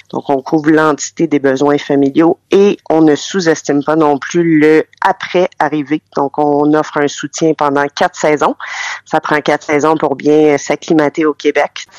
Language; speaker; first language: French; native; French